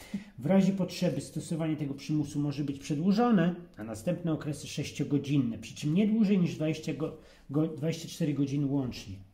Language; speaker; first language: Polish; native; Polish